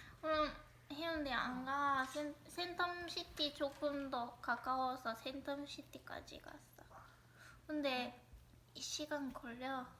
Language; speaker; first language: Korean; non-native, learner; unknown